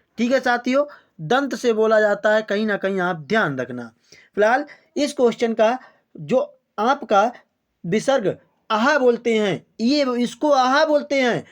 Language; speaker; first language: Hindi; native; Hindi